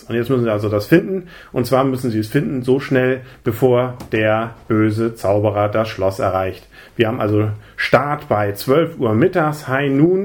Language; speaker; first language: German; native; German